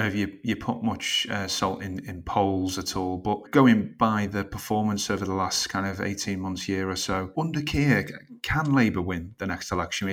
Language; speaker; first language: English; native; English